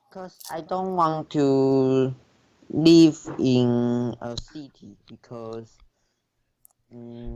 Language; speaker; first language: English; non-native, learner; Chinese